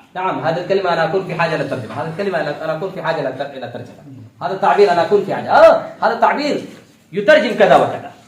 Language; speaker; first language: Arabic; non-native, fluent; Urdu